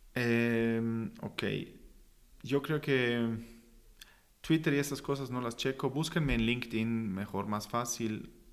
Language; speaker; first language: Spanish; non-native, fluent; German